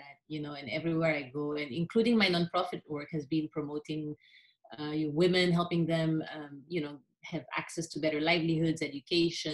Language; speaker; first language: English; non-native, local second language; French